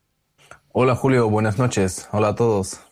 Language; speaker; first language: Spanish; non-native, learner; Russian